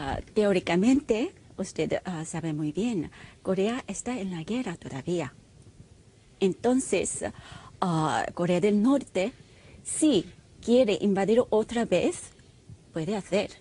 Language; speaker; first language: Spanish; non-native, fluent; Korean